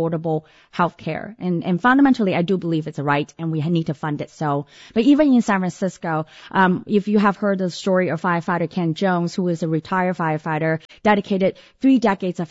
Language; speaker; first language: English; early bilingual, other home language; Cantonese